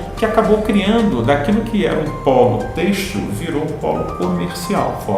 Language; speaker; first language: Portuguese; native; Portuguese